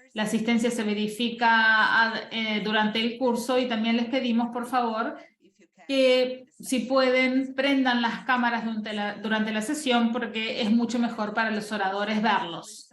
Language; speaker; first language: Spanish; non-native, fluent; Portuguese